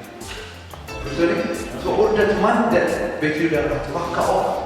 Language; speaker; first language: Swedish; non-native, fluent; Tigrinya